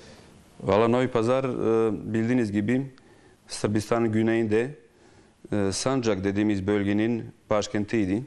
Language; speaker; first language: Turkish; non-native, fluent; Bosnian